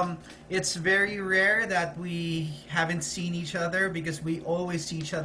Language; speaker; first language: English; non-native, local second language; Filipino